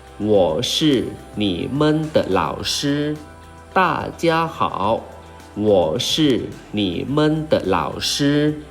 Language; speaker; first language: Chinese; non-native, fluent; Thai